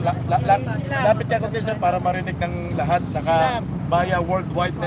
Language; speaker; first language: Filipino; native; Filipino